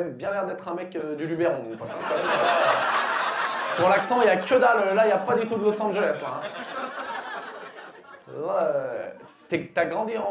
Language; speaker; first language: French; native; French